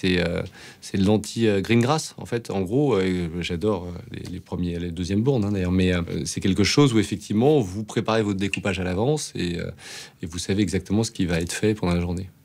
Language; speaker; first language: French; native; French